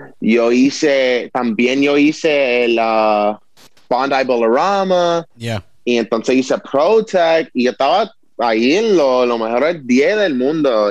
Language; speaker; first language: Spanish; early bilingual, heritage; Spanish